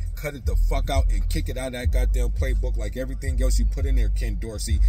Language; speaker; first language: English; native; English